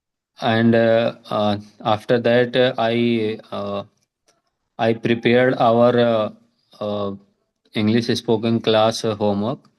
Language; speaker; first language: English; non-native, learner; Hindi